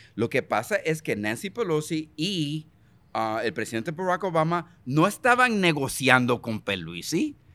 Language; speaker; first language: Spanish; early bilingual, heritage; Spanish